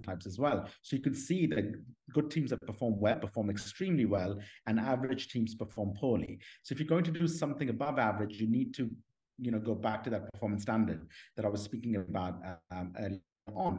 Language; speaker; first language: English; non-native, local second language; Urdu